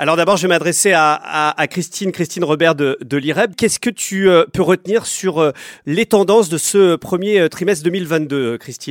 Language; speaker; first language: French; native; French